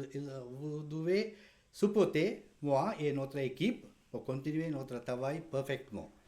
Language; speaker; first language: French; non-native, learner; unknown